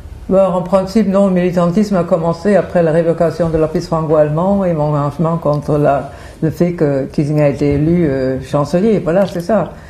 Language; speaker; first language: French; non-native, fluent; German